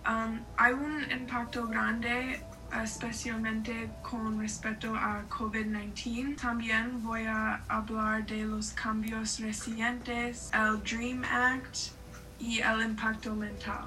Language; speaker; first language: Spanish; non-native, learner; English